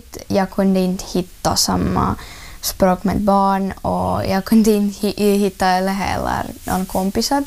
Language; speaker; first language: Swedish; early bilingual, other home language; Russian